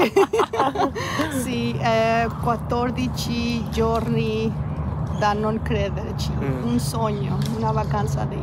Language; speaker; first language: Italian; non-native, learner; Spanish